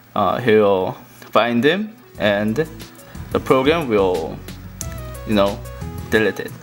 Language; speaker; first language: English; non-native, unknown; Korean